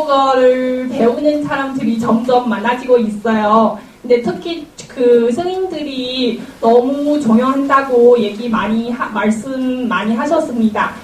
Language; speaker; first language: Korean; non-native, learner; Chinese